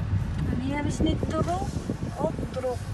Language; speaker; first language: Dutch; non-native, learner; Filipino